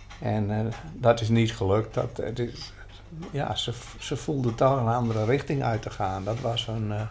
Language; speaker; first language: Dutch; non-native, local second language; Western Frisian